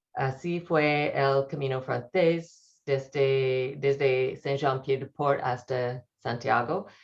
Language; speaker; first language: Spanish; non-native, learner; English